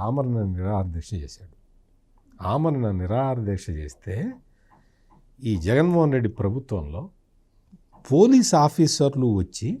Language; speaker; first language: Telugu; native; Telugu